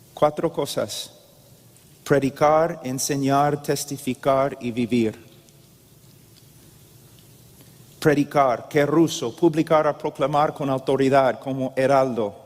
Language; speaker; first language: Spanish; non-native, fluent; English